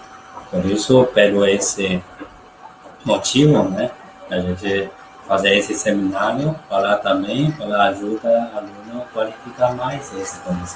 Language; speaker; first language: Portuguese; non-native, learner; Chinese